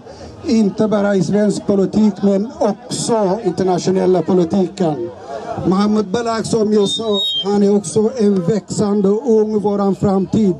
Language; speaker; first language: Swedish; non-native, fluent; Tigrinya